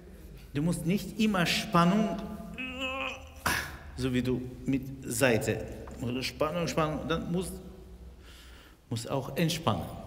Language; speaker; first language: German; non-native, fluent; Russian